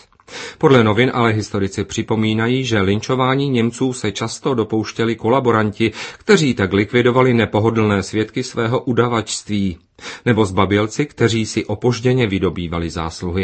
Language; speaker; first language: Czech; native; Czech